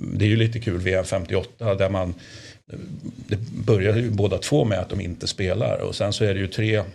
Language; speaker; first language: Swedish; native; Swedish